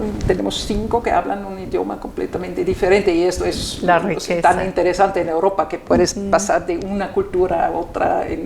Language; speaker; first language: Spanish; non-native, fluent; German